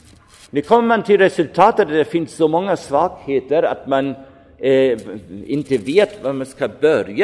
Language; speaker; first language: Swedish; non-native, fluent; German